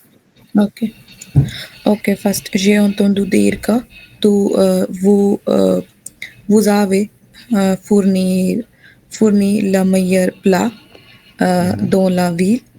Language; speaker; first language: French; non-native, learner; Hindi